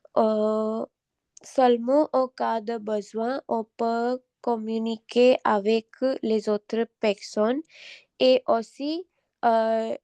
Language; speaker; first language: French; non-native, learner; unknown